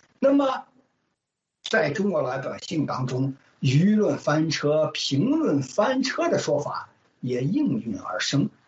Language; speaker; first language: Chinese; native; Chinese